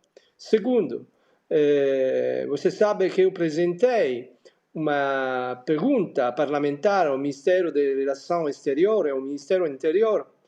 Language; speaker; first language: Portuguese; non-native, fluent; Italian